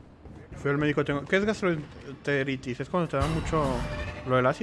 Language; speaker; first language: Spanish; native; Spanish